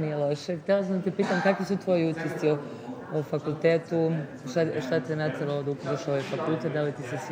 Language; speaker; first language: Bosnian; native; Bosnian